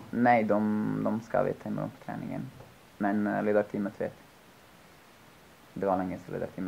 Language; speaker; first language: Swedish; non-native, fluent; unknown